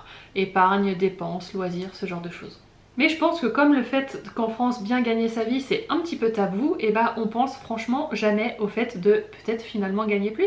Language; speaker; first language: French; native; French